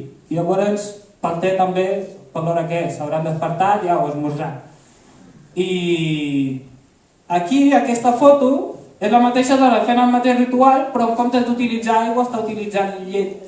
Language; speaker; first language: Catalan; early bilingual, other home language; Arabic